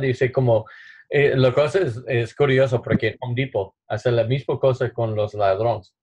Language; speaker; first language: Spanish; non-native, learner; English